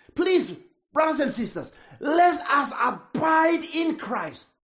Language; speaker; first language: English; non-native, fluent; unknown